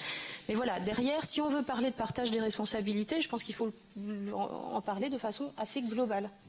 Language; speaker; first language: French; native; French